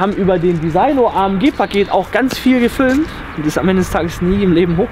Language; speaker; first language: German; native; German